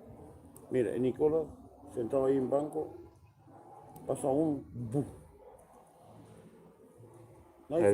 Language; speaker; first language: Spanish; non-native, learner; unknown